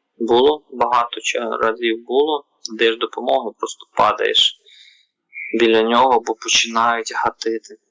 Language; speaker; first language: Ukrainian; native; Ukrainian